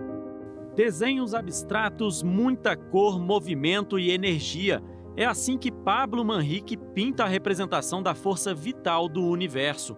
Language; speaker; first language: Portuguese; native; Portuguese